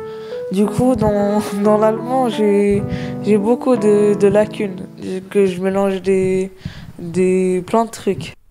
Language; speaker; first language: French; early bilingual, other home language; Arabic